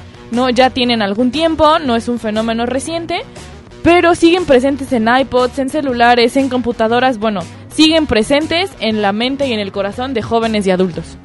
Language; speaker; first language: Spanish; native; Spanish